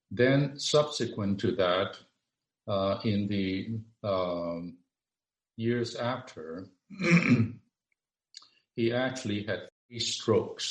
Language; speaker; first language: English; non-native, local second language; Cantonese